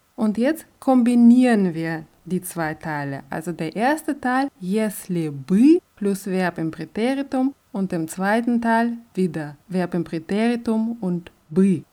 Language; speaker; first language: German; non-native, fluent; Russian